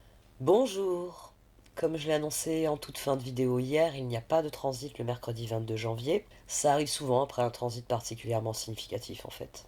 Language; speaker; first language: French; native; French